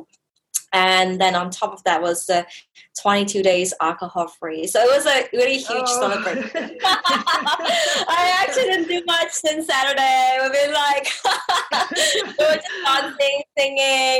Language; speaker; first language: English; native; English